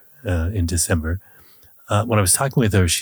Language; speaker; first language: English; native; English